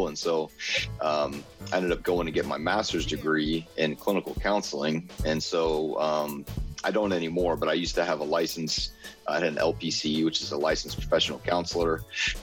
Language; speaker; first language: English; native; English